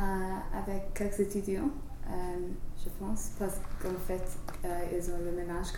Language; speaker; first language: French; non-native, learner; English